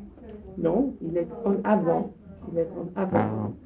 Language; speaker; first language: French; non-native, fluent; English